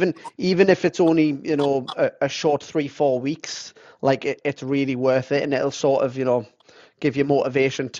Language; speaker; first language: English; native; English